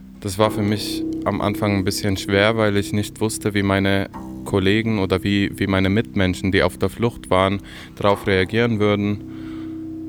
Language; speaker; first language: German; non-native, fluent; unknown